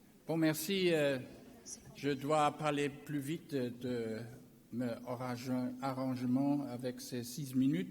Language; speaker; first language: French; non-native, learner; German